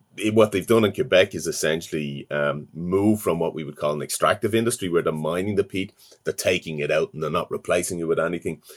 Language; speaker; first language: English; native; English